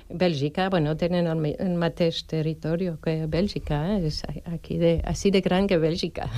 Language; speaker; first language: Catalan; non-native, fluent; French